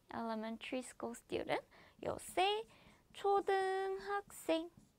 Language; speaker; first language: English; non-native, fluent; Korean